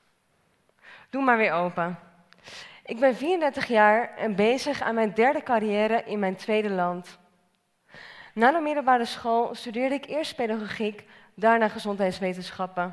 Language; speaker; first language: Dutch; native; Dutch